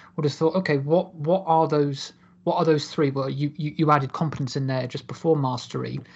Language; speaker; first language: English; native; English